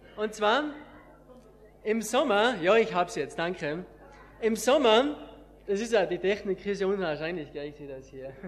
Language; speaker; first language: German; native; German